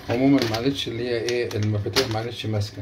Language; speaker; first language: Arabic; native; Arabic